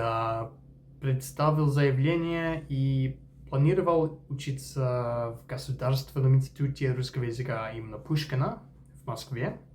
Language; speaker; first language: Russian; non-native, fluent; English